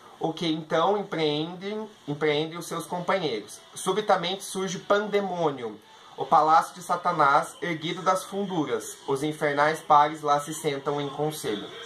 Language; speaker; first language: Portuguese; native; Portuguese